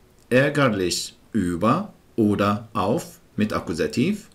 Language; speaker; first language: German; non-native, fluent; Arabic